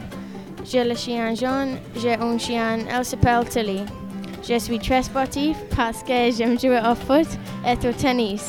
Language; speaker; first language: French; non-native, learner; English